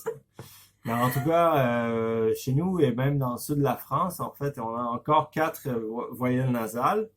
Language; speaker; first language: French; native; French